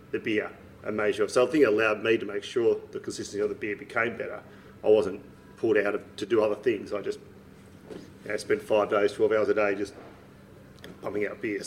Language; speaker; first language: English; native; English